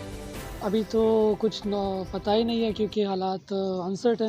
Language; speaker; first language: Hindi; non-native, fluent; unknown